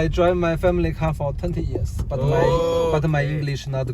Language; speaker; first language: English; non-native, learner; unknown